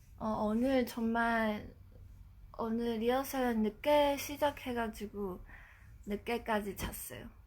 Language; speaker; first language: Korean; non-native, fluent; Japanese